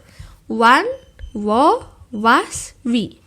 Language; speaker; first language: German; non-native, fluent; Sinhala